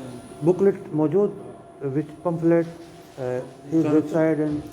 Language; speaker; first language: English; non-native, learner; Urdu